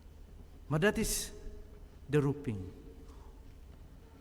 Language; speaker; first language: Dutch; non-native, fluent; Indonesian